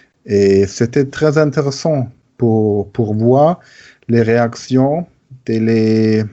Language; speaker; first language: French; non-native, learner; German